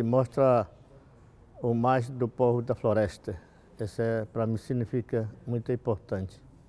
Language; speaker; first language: Portuguese; non-native, local second language; Yanomámi